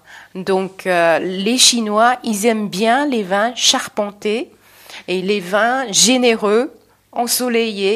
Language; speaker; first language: French; non-native, fluent; Chinese